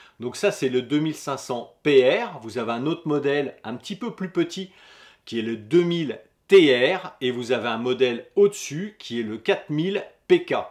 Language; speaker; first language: French; native; French